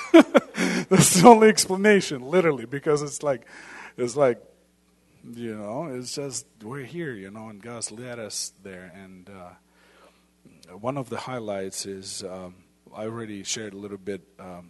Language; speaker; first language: English; non-native, fluent; Ukrainian